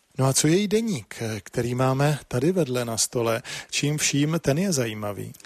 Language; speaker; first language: Czech; native; Czech